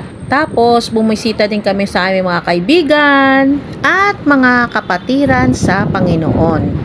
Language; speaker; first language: Filipino; non-native, local second language; Waray